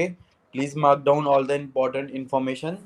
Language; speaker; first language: English; non-native, local second language; Hindi